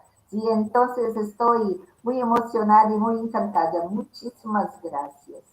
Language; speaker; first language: Spanish; non-native, learner; Portuguese